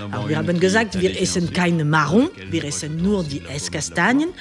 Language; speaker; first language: German; non-native, fluent; French